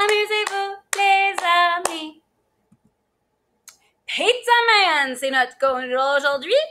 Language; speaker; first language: French; non-native, fluent; English